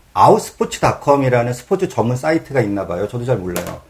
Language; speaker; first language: Korean; native; Korean